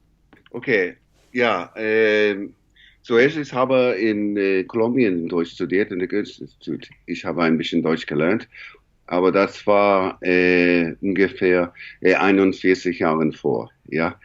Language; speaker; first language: German; non-native, learner; English